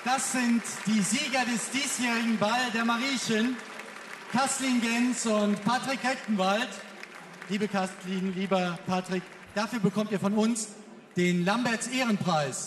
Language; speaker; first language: German; native; German